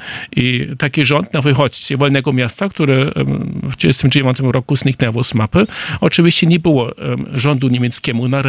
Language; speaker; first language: Polish; non-native, fluent; German